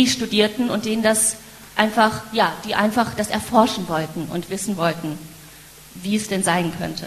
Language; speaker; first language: German; native; German